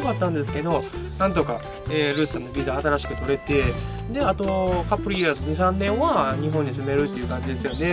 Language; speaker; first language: Japanese; native; Japanese